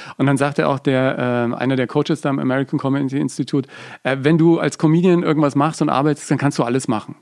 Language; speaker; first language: German; native; German